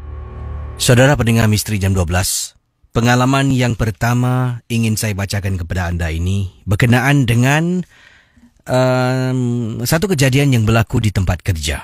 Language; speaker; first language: Malay; native; Malay